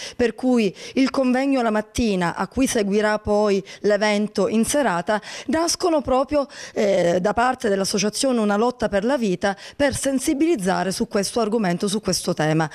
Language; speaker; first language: Italian; native; Italian